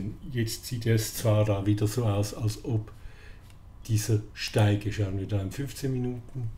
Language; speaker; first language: German; native; German